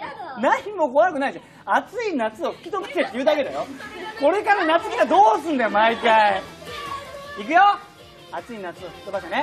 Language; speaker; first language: Japanese; native; Japanese